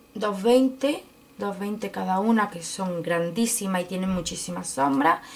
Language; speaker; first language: Spanish; native; Spanish